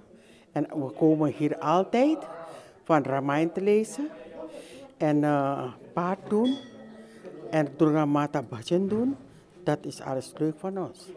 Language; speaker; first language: Dutch; non-native, learner; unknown